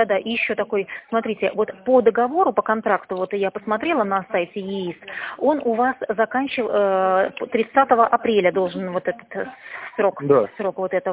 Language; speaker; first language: Russian; native; Russian